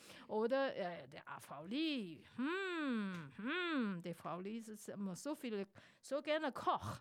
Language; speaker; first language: German; non-native, fluent; Chinese